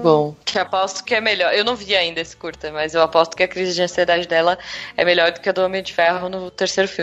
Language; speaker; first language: Portuguese; native; Portuguese